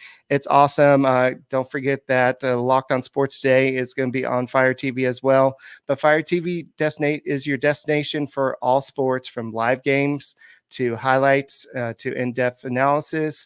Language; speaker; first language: English; native; English